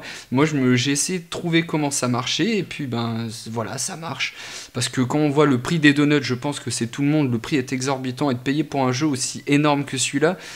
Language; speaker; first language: French; native; French